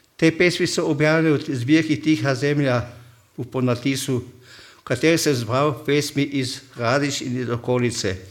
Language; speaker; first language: Slovenian; native; Slovenian